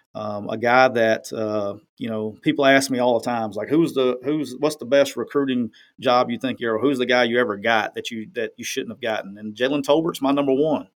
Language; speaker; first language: English; native; English